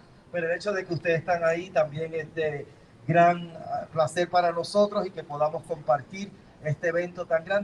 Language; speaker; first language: Spanish; native; Spanish